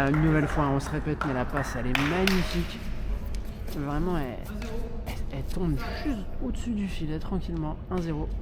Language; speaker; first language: French; native; French